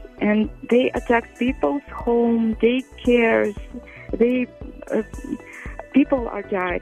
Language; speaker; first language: English; non-native, fluent; Russian